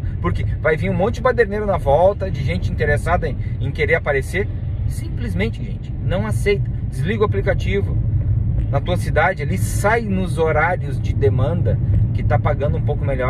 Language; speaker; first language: Portuguese; native; Portuguese